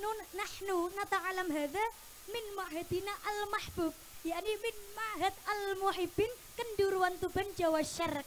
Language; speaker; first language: Arabic; non-native, learner; Indonesian